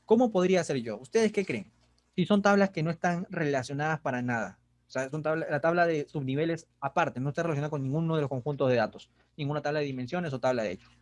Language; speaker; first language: Spanish; native; Spanish